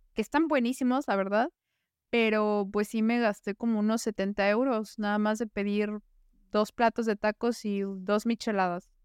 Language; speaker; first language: Spanish; native; Spanish